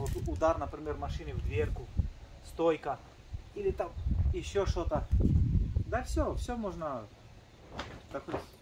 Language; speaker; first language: Russian; native; Russian